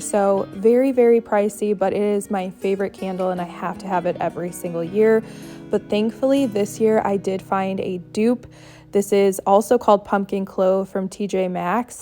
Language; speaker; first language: English; native; English